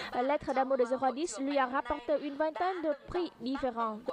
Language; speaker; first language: French; non-native, fluent; Vietnamese